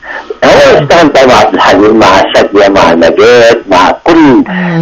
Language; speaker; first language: Arabic; native; Arabic